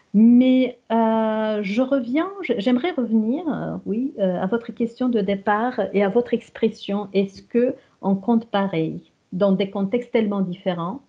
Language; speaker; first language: French; non-native, fluent; Romanian